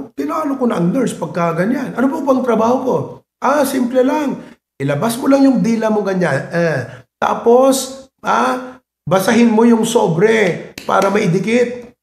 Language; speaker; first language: Filipino; non-native, local second language; Iloko